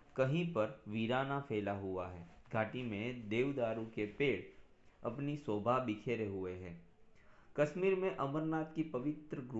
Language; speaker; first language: Hindi; non-native, local second language; Gujarati